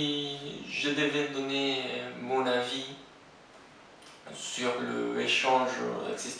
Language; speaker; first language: French; non-native, fluent; Spanish